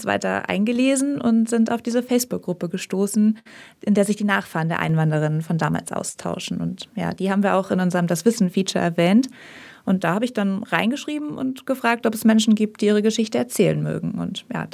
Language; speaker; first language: German; native; German